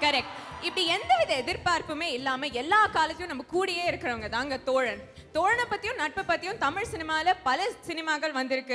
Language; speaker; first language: Tamil; native; Tamil